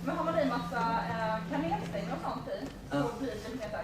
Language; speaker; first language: Swedish; native; Swedish